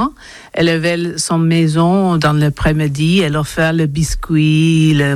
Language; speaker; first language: French; non-native, learner; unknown